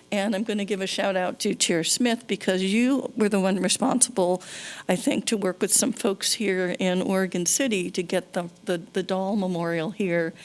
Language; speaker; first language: English; native; English